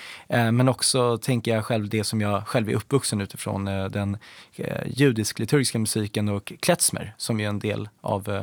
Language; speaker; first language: Swedish; native; Swedish